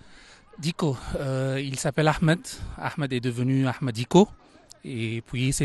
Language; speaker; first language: French; non-native, fluent; Arabic